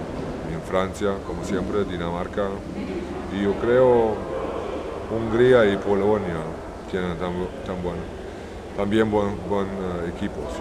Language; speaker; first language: Spanish; non-native, learner; German